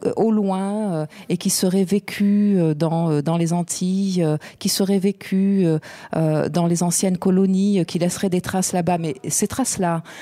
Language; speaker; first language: French; native; French